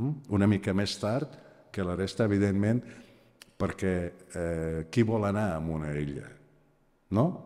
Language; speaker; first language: Catalan; non-native, fluent; Aramaic